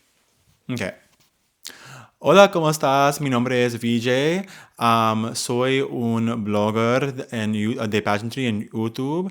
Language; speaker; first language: Spanish; non-native, learner; English